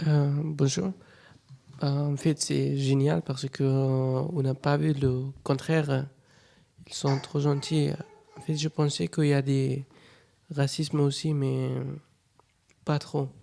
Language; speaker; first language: French; non-native, learner; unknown